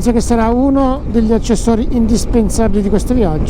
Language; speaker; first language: Italian; native; Italian